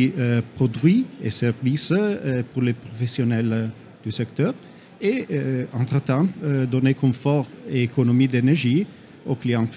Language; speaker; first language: French; non-native, fluent; Italian